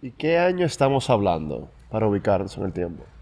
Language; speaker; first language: Spanish; native; Spanish